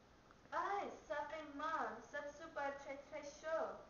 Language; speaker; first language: French; non-native, learner; English